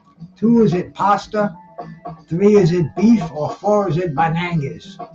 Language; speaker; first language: English; native; English